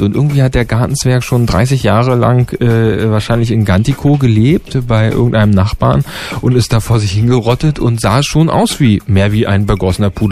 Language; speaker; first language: German; native; German